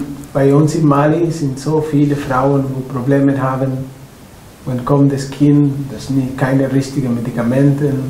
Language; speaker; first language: German; non-native, fluent; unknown